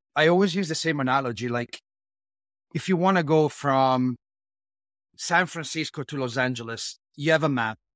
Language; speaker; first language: English; non-native, fluent; Italian